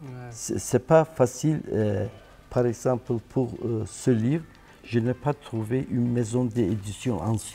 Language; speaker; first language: French; non-native, learner; Turkish